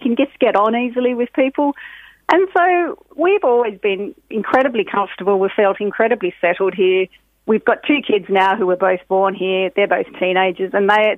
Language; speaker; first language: English; native; English